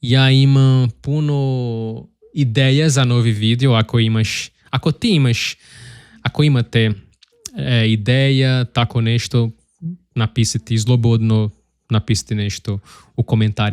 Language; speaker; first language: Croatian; non-native, learner; Portuguese